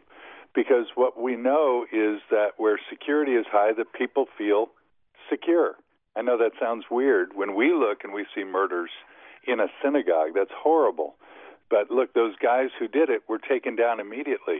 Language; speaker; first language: English; native; English